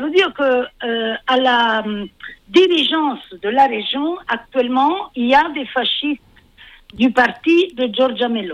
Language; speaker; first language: French; non-native, fluent; Italian